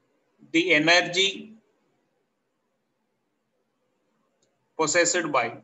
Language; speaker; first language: English; non-native, local second language; Telugu